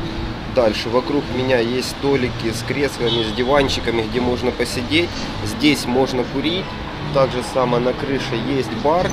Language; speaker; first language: Russian; native; Russian